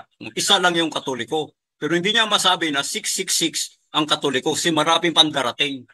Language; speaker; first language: Filipino; native; Filipino